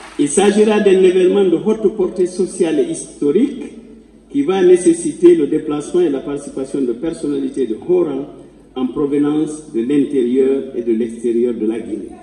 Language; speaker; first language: French; non-native, local second language; Fula